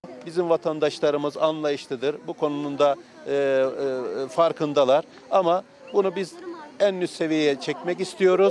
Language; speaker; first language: Turkish; native; Turkish